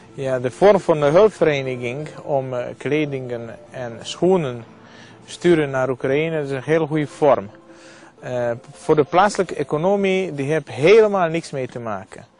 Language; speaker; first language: Dutch; non-native, fluent; Hungarian